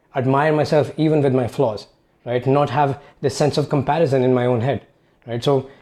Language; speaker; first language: English; non-native, local second language; Hindi